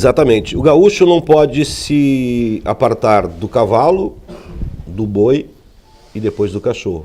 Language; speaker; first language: Portuguese; native; Portuguese